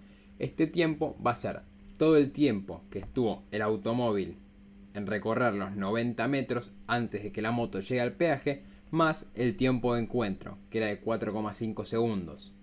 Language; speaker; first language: Spanish; native; Spanish